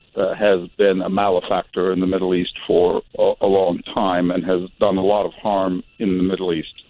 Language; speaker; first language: English; non-native, fluent; Arabic